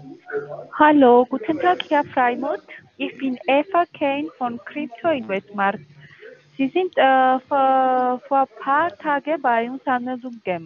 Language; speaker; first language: German; non-native, learner; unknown